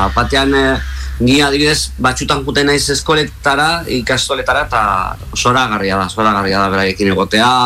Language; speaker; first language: Basque; non-native, local second language; Spanish